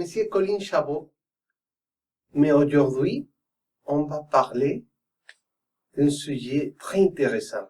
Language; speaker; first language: French; non-native, fluent; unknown